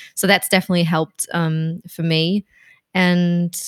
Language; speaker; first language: English; non-native, fluent; German